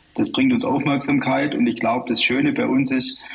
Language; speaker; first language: German; native; German